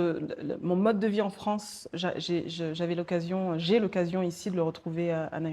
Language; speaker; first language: French; early bilingual, other home language; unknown